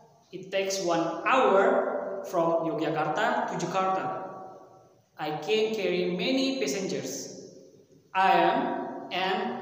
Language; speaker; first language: English; non-native, fluent; Indonesian